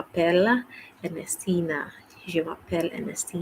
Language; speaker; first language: French; non-native, fluent; English